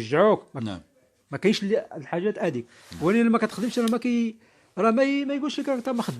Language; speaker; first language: Arabic; native; Arabic